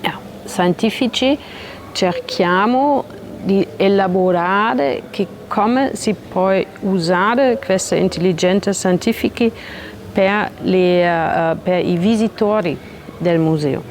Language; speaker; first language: Italian; non-native, learner; German